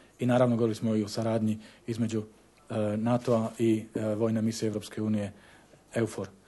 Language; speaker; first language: Bosnian; non-native, fluent; Slovak